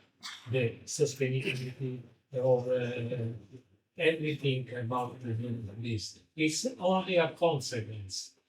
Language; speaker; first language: English; non-native, learner; Italian